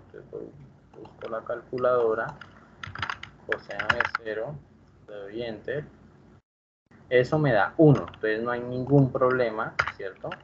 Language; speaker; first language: Spanish; native; Spanish